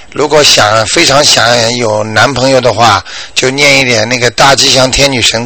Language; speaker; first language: Chinese; native; Chinese